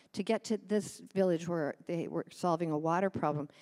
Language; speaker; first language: English; native; English